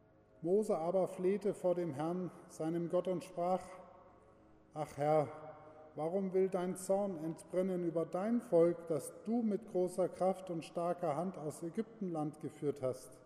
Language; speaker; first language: German; native; German